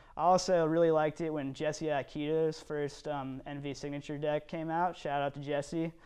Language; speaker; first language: English; native; English